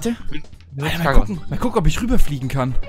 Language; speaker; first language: German; native; German